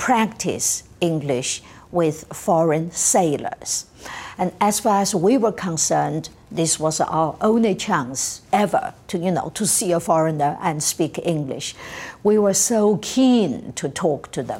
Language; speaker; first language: English; non-native, fluent; Chinese